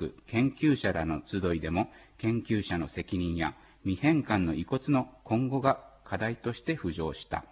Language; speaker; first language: Japanese; native; Japanese